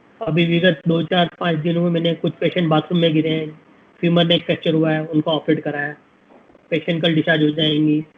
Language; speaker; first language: Hindi; native; Hindi